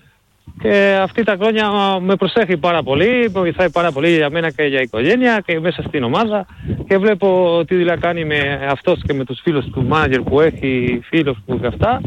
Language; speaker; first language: Greek; non-native, learner; Spanish